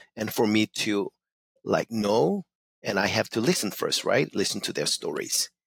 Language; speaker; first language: English; non-native, fluent; Korean